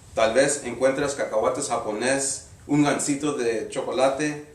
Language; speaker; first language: Spanish; early bilingual, other home language; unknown